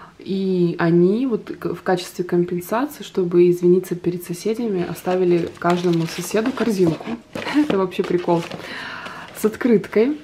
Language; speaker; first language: Russian; native; Russian